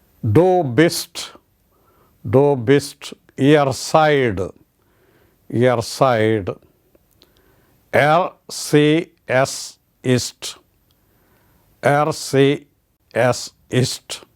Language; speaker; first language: German; non-native, learner; Malayalam